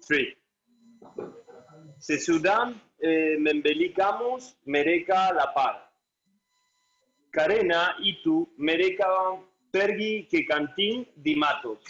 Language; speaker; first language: Indonesian; non-native, learner; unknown